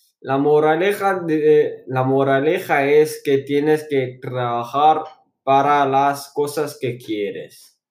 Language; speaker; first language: Spanish; non-native, learner; English